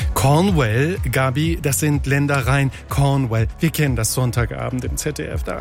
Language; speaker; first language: German; native; German